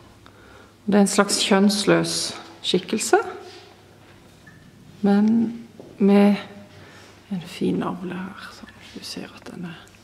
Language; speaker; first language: Norwegian; non-native, fluent; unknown